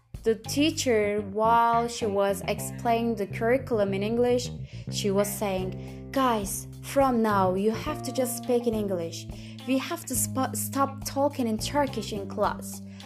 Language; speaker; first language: English; non-native, fluent; Turkish